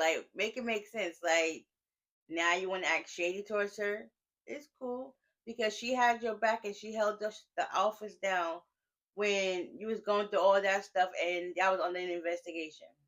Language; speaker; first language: English; native; English